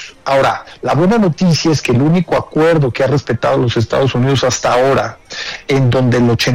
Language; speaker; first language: Spanish; native; Spanish